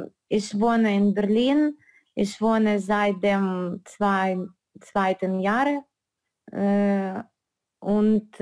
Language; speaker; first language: German; non-native, learner; Russian